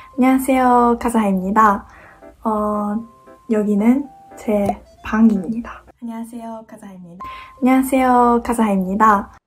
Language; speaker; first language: Korean; non-native, fluent; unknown